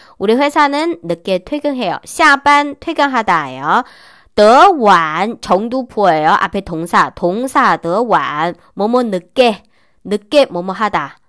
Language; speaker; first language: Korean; non-native, learner; Chinese